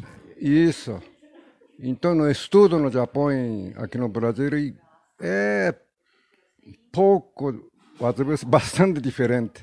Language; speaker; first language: Portuguese; non-native, learner; Japanese